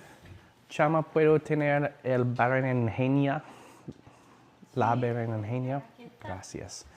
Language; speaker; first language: Spanish; non-native, learner; English